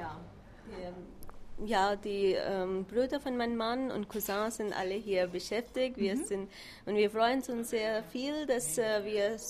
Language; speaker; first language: German; non-native, fluent; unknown